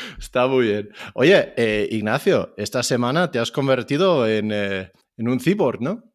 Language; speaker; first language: Spanish; non-native, fluent; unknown